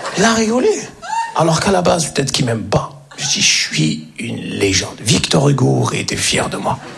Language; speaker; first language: French; early bilingual, other home language; Arabic